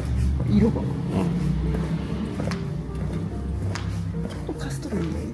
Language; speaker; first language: Japanese; native; Japanese